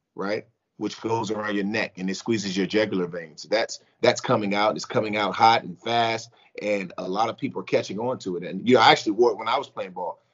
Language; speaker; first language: English; native; English